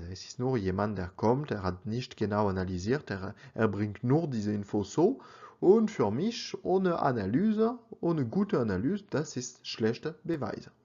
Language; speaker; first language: German; non-native, learner; French